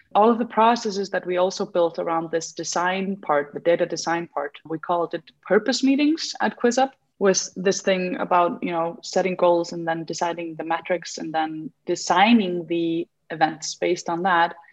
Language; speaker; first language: English; non-native, fluent; Icelandic